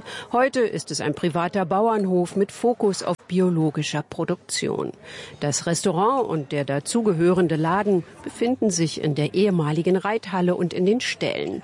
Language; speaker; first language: German; native; German